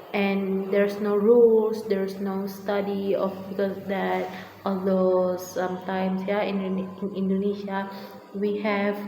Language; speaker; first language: English; non-native, learner; Indonesian